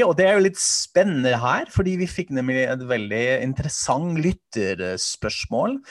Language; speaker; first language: Norwegian; non-native, fluent; German